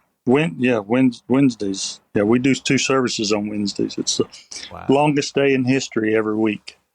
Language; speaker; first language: English; native; English